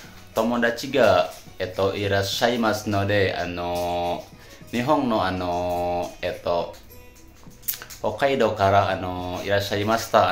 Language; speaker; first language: Japanese; non-native, learner; Indonesian